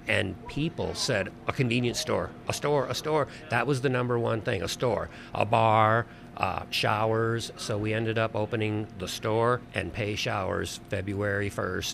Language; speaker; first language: English; native; English